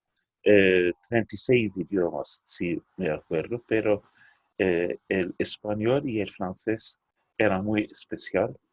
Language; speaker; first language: Spanish; early bilingual, heritage; Turkish